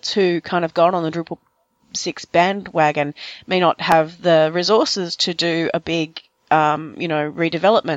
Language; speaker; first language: English; native; English